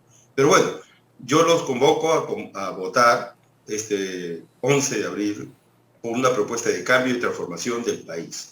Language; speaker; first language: Spanish; native; Spanish